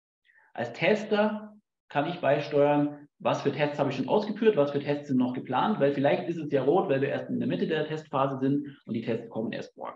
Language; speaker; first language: German; native; German